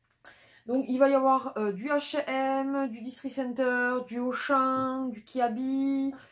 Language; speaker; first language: French; native; French